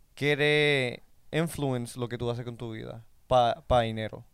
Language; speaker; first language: Spanish; early bilingual, other home language; English